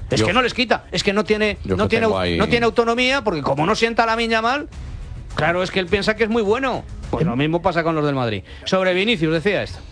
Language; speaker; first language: Spanish; native; Spanish